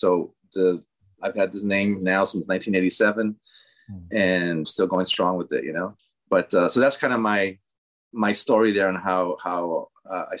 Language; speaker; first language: English; early bilingual, other home language; Spanish